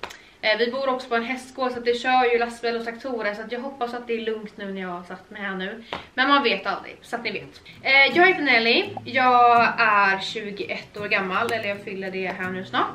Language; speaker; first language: Swedish; native; Swedish